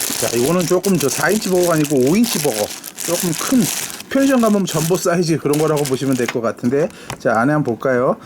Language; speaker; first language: Korean; native; Korean